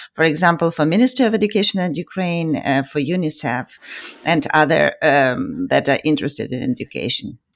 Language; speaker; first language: English; non-native, fluent; Ukrainian